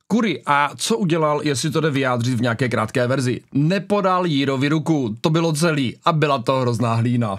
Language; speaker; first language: Czech; native; Czech